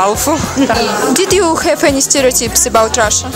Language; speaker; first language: English; non-native, learner; Russian